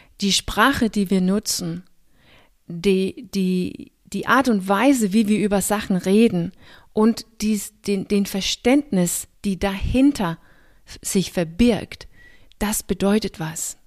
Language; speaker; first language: German; non-native, fluent; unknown